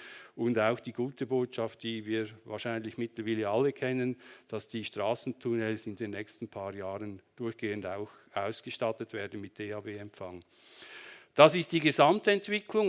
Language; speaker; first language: German; native; German